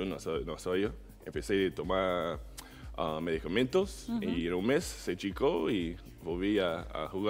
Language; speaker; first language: Spanish; non-native, learner; English